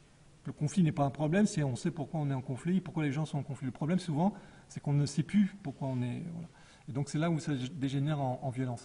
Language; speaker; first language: French; native; French